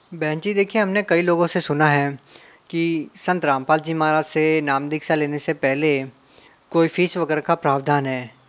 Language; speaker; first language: Hindi; native; Hindi